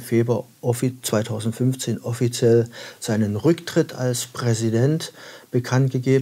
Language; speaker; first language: German; native; German